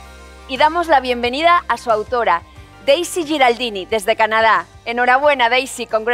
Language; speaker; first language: Spanish; native; Spanish